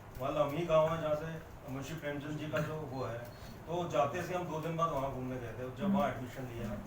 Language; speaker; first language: Hindi; native; Hindi